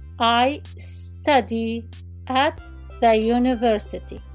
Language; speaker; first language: English; non-native, fluent; Arabic